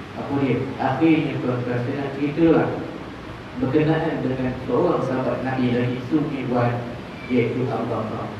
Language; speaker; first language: Malay; native; Malay